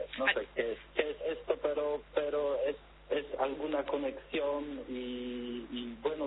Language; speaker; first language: Spanish; non-native, fluent; Polish